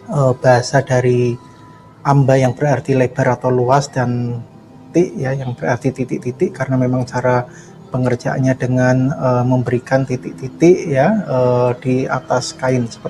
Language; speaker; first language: Indonesian; native; Indonesian